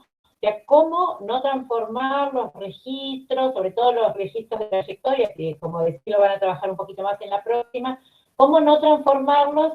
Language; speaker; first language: Spanish; native; Spanish